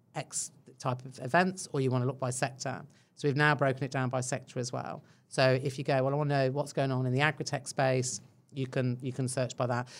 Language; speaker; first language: English; native; English